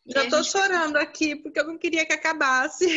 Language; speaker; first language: Portuguese; native; Portuguese